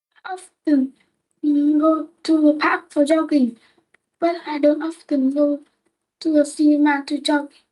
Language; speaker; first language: English; non-native, learner; Vietnamese